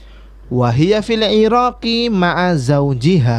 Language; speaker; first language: Arabic; non-native, fluent; Indonesian